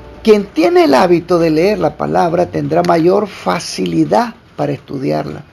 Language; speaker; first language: Spanish; native; Spanish